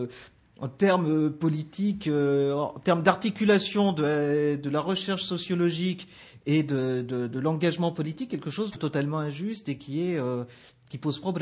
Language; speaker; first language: French; native; French